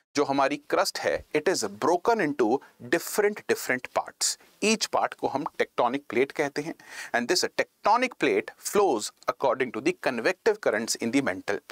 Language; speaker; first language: Hindi; native; Hindi